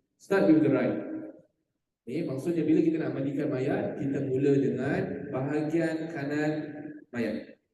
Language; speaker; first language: Malay; native; Malay